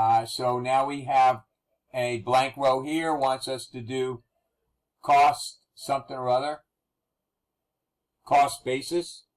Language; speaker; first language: English; native; English